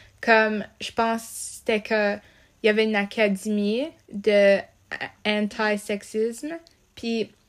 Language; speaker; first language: French; non-native, local second language; English